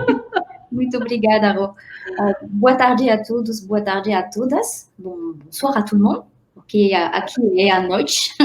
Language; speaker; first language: Portuguese; non-native, fluent; French